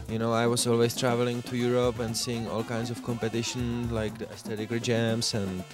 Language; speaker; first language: English; non-native, fluent; Czech